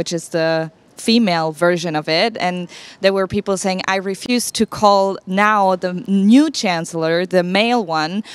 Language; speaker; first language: English; non-native, fluent; German